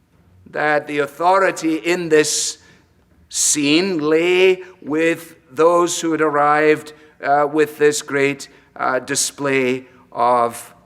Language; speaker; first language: English; native; English